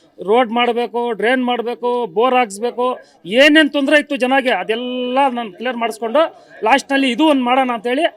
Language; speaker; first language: Kannada; non-native, local second language; Urdu